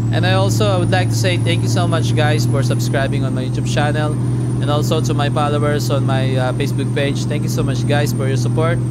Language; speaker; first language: English; non-native, local second language; Filipino